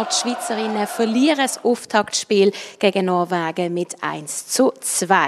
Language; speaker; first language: German; native; German